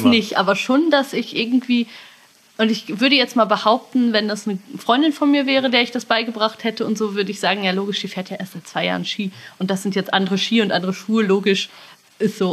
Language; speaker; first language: German; native; German